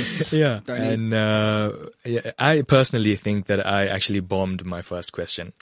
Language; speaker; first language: English; native; English